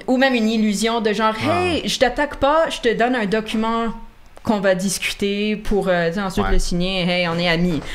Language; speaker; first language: French; native; French